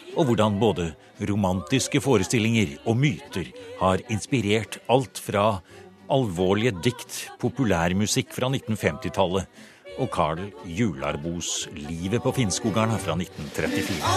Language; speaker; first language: Norwegian; native; Norwegian